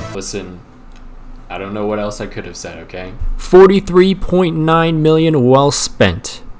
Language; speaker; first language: English; native; English